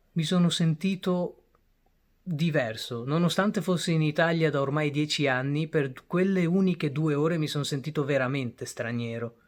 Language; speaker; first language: Italian; early bilingual, other home language; Bangla